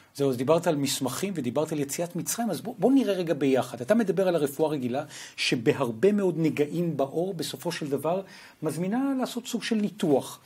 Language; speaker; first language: Hebrew; native; Hebrew